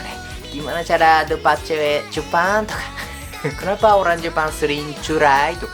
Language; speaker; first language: Indonesian; non-native, learner; Japanese